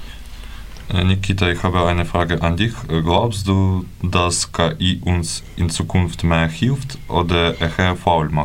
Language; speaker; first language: German; non-native, fluent; Ukrainian